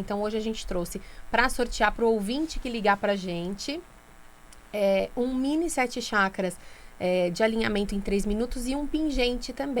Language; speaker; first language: Portuguese; native; Portuguese